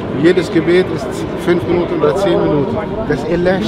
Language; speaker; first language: German; non-native, fluent; Arabic